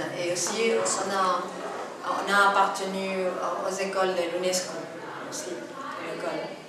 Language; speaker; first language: French; non-native, fluent; Spanish